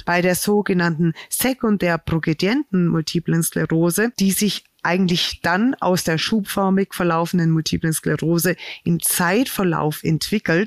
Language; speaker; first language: German; native; German